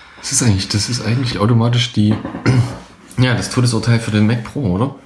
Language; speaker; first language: German; native; German